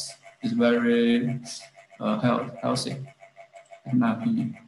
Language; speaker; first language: English; non-native, learner; Chinese